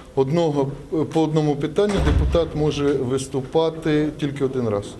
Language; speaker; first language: Ukrainian; non-native, local second language; Russian